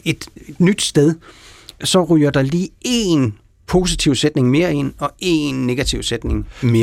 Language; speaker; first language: Danish; native; Danish